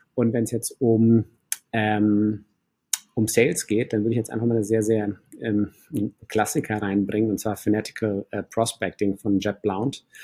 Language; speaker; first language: German; early bilingual, other home language; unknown